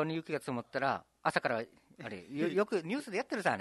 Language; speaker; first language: Japanese; native; Japanese